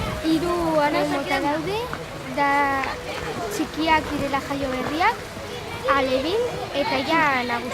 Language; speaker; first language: Basque; non-native, local second language; Spanish